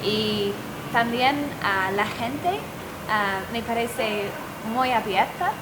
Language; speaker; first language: Spanish; non-native, fluent; English